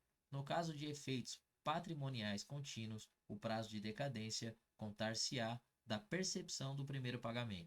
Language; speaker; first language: Portuguese; native; Portuguese